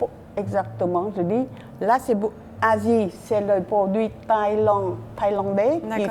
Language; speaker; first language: French; non-native, learner; Vietnamese